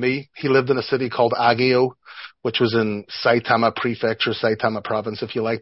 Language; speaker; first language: English; native; English